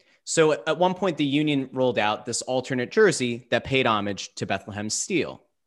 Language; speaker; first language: English; native; English